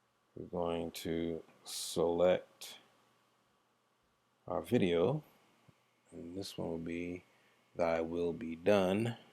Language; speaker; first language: English; native; English